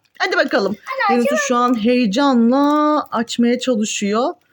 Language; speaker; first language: Turkish; native; Turkish